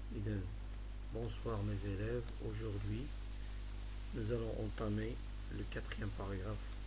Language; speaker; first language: French; non-native, local second language; Arabic